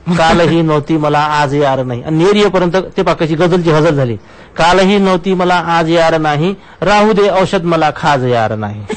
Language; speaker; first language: Marathi; non-native, local second language; Urdu